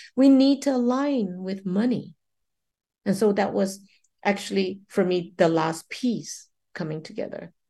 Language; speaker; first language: English; non-native, local second language; Cantonese